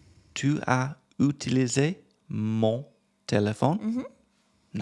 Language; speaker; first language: French; non-native, learner; English